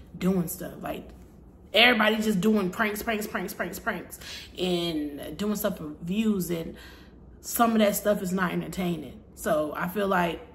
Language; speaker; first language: English; native; English